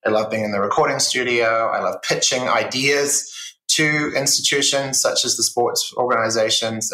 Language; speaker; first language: English; native; English